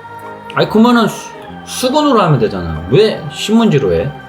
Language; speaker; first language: Korean; native; Korean